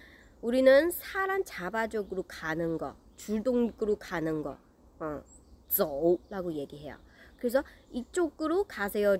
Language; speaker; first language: Korean; non-native, learner; Chinese